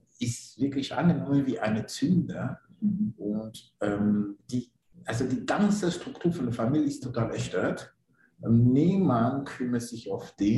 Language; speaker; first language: German; non-native, learner; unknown